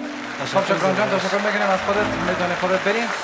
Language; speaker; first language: Persian; native; Persian